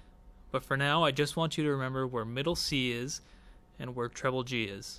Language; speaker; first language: English; native; English